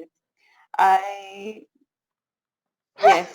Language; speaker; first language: English; non-native, learner; Persian